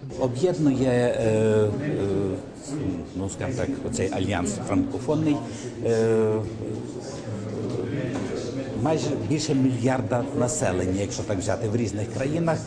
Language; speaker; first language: Ukrainian; native; Ukrainian